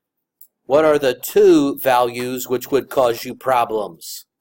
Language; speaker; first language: English; native; English